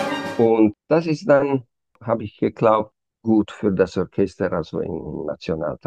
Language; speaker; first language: German; non-native, fluent; Romanian